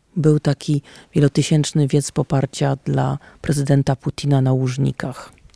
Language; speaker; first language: Polish; native; Polish